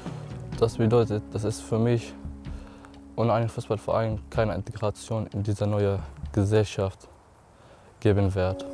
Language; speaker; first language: German; non-native, learner; Arabic